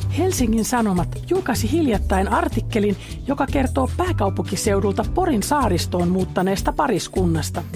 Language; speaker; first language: Finnish; native; Finnish